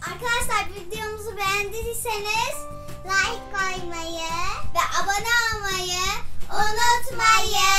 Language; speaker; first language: Turkish; early bilingual, heritage; Turkish